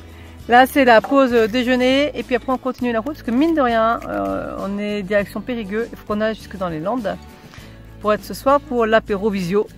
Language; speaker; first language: French; native; French